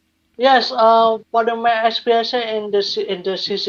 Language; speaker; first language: English; non-native, learner; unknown